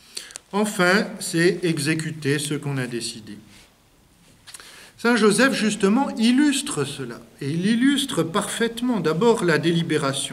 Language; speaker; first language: French; native; French